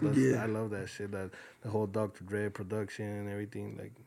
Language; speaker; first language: English; early bilingual, other home language; Spanish